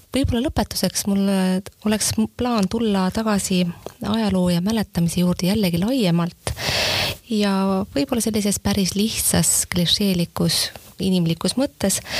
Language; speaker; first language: Estonian; native; Estonian